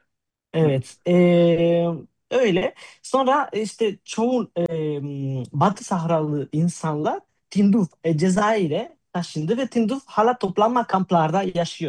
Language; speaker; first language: Turkish; non-native, fluent; Spanish